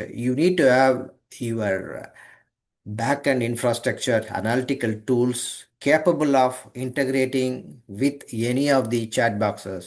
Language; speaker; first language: English; non-native, local second language; Tamil